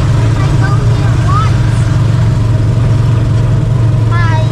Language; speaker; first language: English; non-native, local second language; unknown